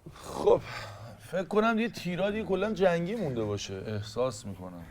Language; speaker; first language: Persian; native; Persian